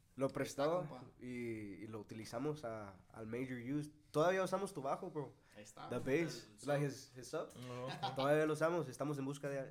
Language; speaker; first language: Spanish; native; Spanish